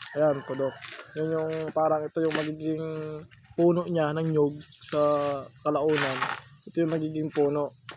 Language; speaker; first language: Filipino; non-native, local second language; Masbatenyo